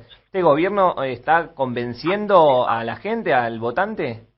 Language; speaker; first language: Spanish; native; Spanish